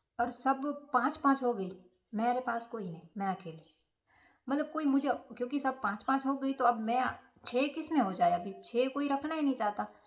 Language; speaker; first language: Hindi; non-native, local second language; Gujarati